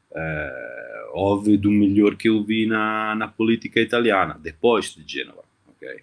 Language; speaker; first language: Portuguese; non-native, fluent; Italian